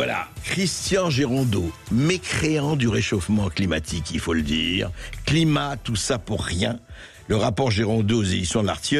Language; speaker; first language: French; native; French